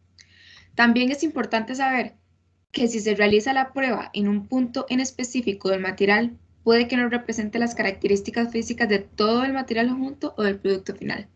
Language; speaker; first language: Spanish; native; Spanish